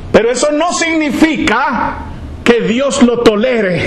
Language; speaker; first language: Spanish; native; Spanish